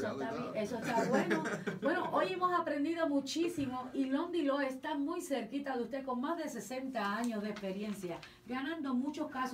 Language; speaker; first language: Spanish; native; Spanish